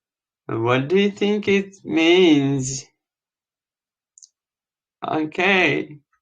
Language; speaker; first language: English; non-native, learner; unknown